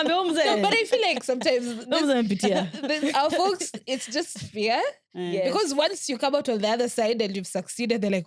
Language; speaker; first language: English; non-native, local second language; Swahili